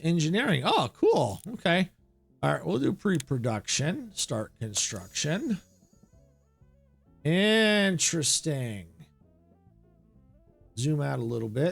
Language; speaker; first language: English; native; English